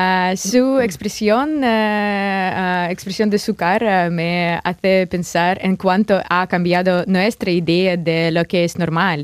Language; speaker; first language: Spanish; non-native, fluent; Russian